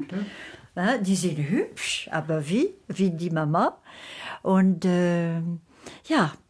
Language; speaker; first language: German; non-native, fluent; French